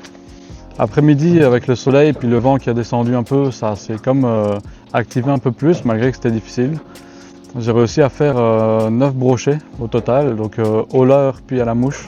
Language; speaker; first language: French; native; French